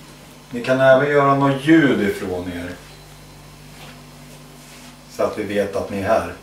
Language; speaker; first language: Swedish; native; Swedish